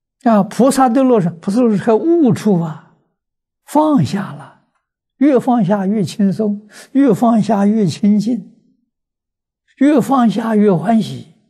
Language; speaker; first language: Chinese; native; Chinese